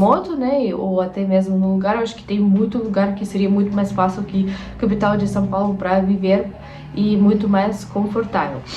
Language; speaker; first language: Portuguese; non-native, fluent; Russian